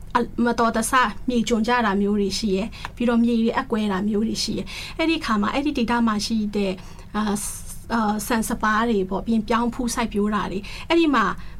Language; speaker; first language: Burmese; non-native, local second language; Shan